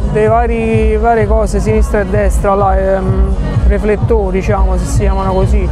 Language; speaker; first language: Italian; native; Italian